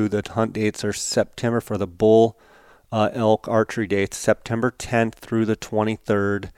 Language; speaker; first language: English; native; English